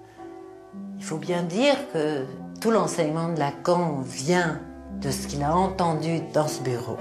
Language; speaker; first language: French; native; French